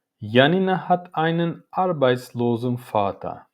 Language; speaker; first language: German; non-native, learner; Turkish